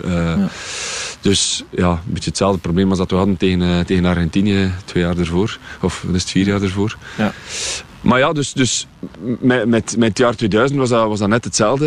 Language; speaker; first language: Dutch; native; Dutch